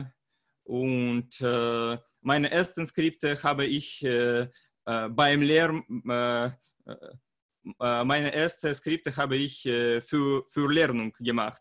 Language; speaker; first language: German; non-native, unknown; Russian